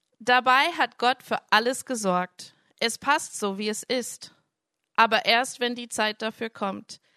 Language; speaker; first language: German; non-native, fluent; English